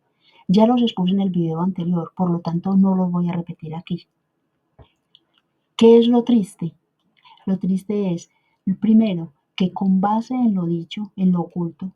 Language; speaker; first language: Spanish; native; Spanish